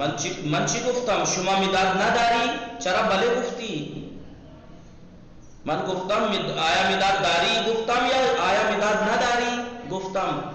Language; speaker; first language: Persian; non-native, fluent; Urdu